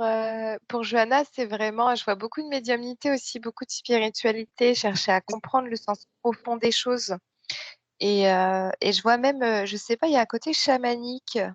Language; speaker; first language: French; native; French